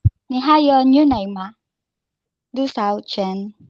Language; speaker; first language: Chinese; non-native, learner; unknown